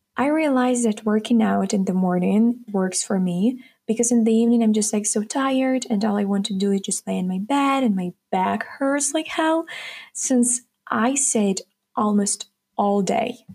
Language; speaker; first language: English; non-native, fluent; Ukrainian